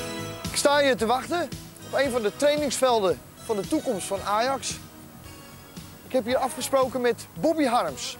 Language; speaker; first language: Dutch; native; Dutch